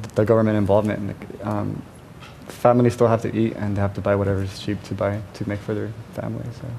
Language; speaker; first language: English; native; English